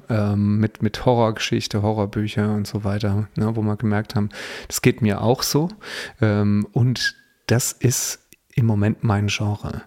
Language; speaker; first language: German; native; German